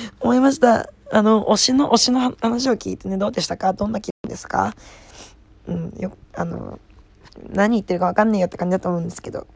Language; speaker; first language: Japanese; native; Japanese